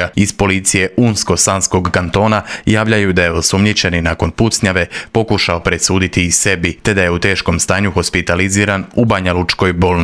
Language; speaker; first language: Croatian; native; Croatian